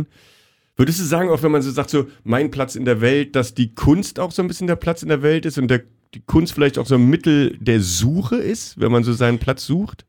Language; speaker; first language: German; native; German